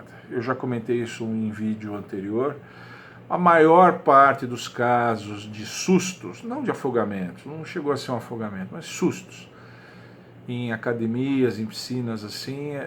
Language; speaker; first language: Portuguese; native; Portuguese